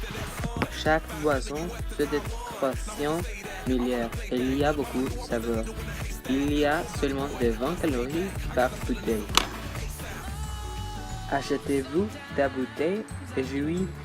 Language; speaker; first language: French; non-native, learner; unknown